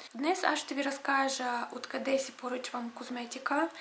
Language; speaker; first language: Bulgarian; non-native, fluent; Russian